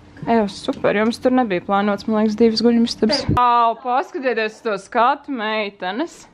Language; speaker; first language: Latvian; native; Latvian